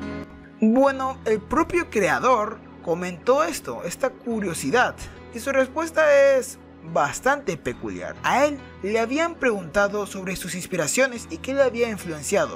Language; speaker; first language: Spanish; native; Spanish